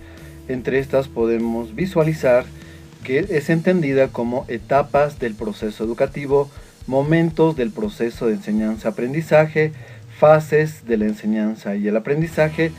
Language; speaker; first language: Spanish; native; Spanish